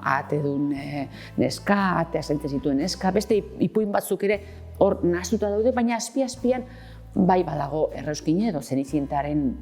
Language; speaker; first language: Basque; native; Basque